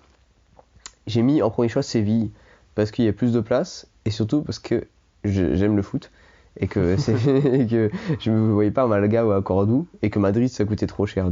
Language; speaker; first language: French; native; French